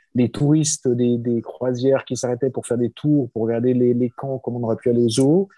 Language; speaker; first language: French; native; French